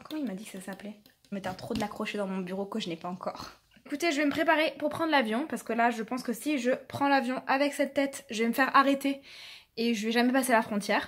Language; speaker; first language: French; native; French